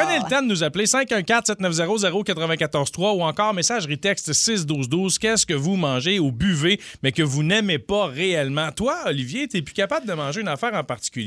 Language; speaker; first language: French; native; French